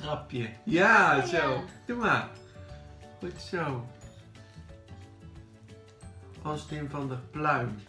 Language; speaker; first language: Dutch; native; Dutch